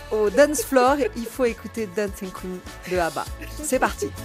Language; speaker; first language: French; native; French